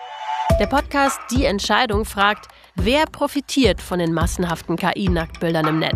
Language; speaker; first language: German; native; German